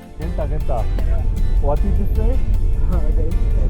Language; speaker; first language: English; non-native, learner; Korean